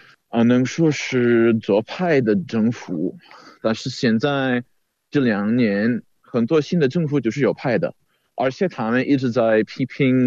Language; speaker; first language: Chinese; non-native, fluent; Czech